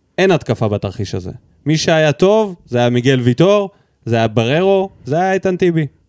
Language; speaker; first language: Hebrew; early bilingual, other home language; Russian